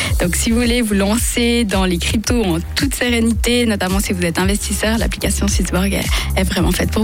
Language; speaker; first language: French; native; French